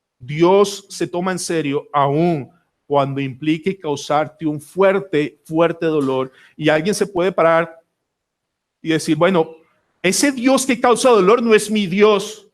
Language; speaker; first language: Spanish; native; Spanish